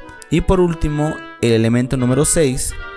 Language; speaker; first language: Spanish; native; Spanish